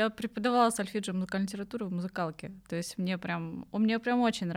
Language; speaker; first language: Russian; native; Russian